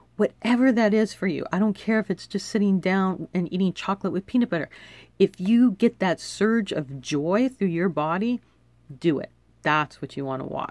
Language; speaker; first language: English; native; English